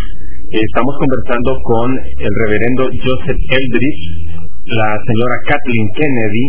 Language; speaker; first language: Spanish; native; Spanish